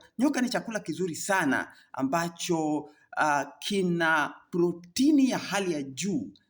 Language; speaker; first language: Swahili; native; Swahili